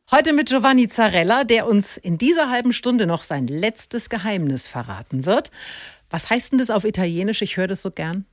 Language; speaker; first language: German; native; German